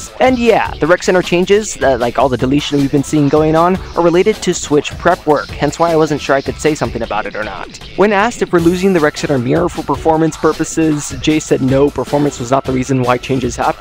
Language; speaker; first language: English; native; English